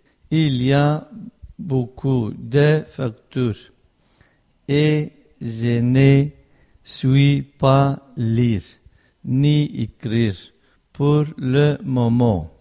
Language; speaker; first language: French; non-native, learner; Kurdish